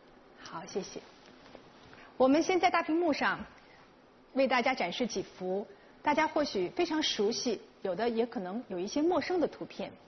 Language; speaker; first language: Chinese; native; Chinese